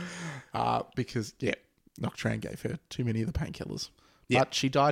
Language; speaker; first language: English; native; English